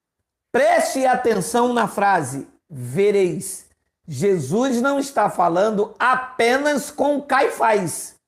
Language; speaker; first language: Portuguese; native; Portuguese